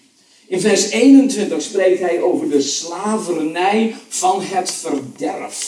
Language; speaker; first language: Dutch; native; Dutch